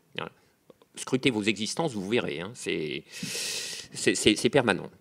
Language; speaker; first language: French; native; French